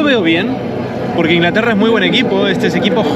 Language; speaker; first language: Spanish; native; Spanish